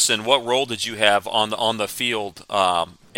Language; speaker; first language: English; native; English